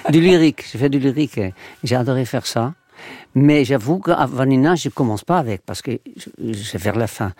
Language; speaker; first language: French; non-native, fluent; Dutch